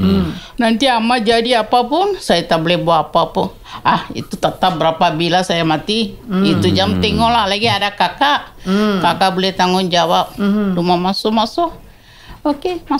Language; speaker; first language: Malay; non-native, local second language; Tamil